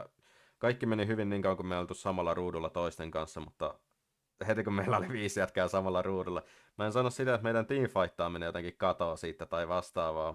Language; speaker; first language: Finnish; native; Finnish